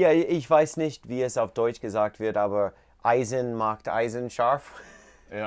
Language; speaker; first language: German; non-native, learner; English